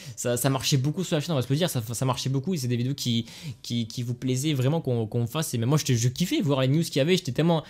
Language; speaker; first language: French; native; French